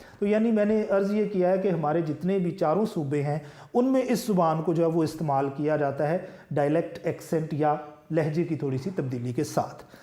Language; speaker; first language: Urdu; non-native, local second language; Punjabi